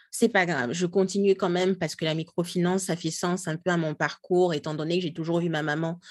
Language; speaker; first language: French; non-native, local second language; Lingala